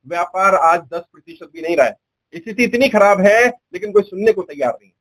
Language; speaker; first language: Hindi; native; Hindi